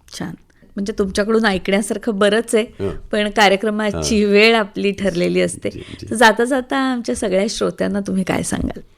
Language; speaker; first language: Marathi; native; Marathi